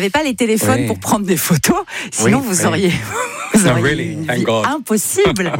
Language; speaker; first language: French; native; French